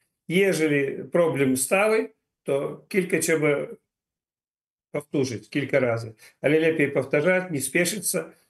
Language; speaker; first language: Polish; non-native, learner; Ukrainian